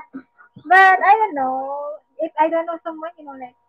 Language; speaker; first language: English; non-native, local second language; Filipino